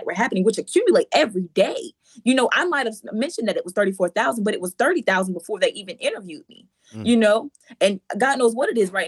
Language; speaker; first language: English; native; English